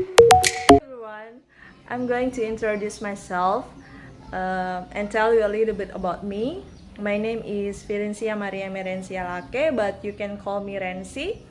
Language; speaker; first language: English; non-native, learner; Indonesian